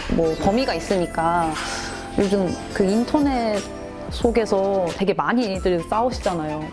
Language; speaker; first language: Korean; native; Korean